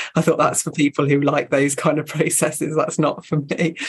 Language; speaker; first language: English; native; English